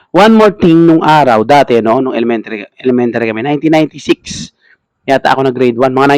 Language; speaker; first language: Filipino; native; Filipino